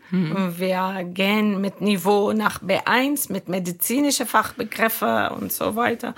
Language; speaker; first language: German; non-native, learner; Arabic